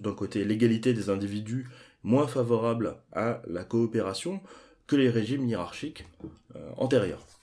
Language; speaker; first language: French; native; French